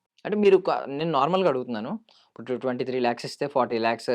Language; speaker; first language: Telugu; native; Telugu